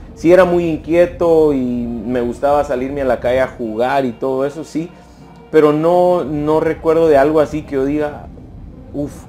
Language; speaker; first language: Spanish; native; Spanish